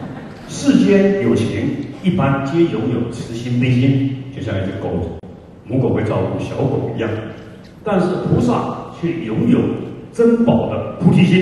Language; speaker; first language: Chinese; native; Chinese